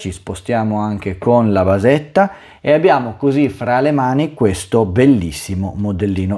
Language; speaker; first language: Italian; native; Italian